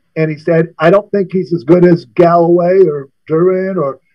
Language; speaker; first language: English; native; English